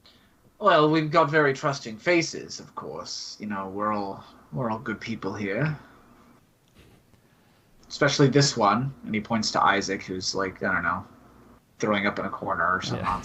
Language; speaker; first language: English; native; English